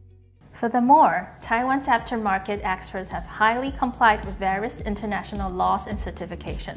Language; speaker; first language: English; non-native, fluent; Chinese